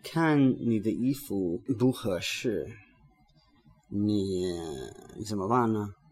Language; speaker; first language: Chinese; non-native, learner; English